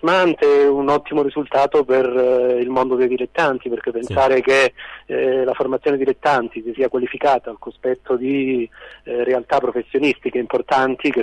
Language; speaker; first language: Italian; native; Italian